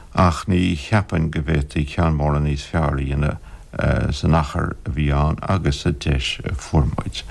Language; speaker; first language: Irish; non-native, local second language; English